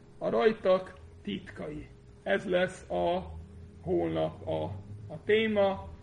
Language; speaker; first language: Hungarian; non-native, fluent; English